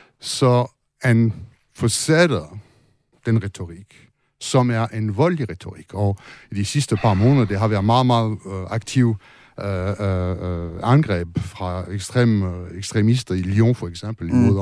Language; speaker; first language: Danish; non-native, fluent; French